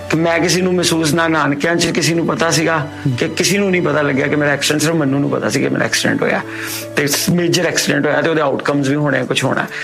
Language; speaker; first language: Punjabi; native; Punjabi